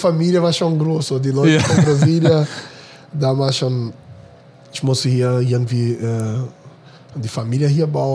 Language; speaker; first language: German; non-native, fluent; Portuguese